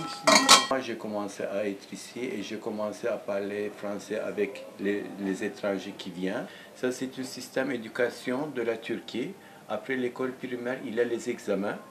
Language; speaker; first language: French; non-native, local second language; Turkish